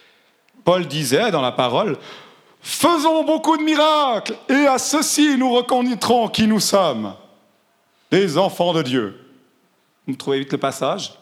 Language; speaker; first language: French; native; French